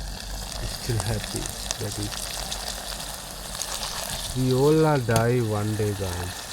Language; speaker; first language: English; non-native, learner; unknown